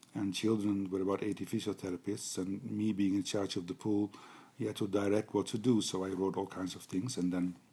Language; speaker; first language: English; non-native, fluent; Dutch